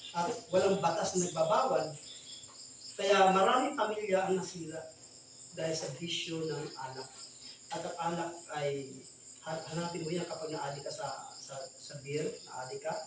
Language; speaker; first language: Filipino; non-native, local second language; Masbatenyo